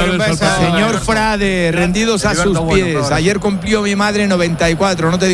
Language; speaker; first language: Spanish; native; Spanish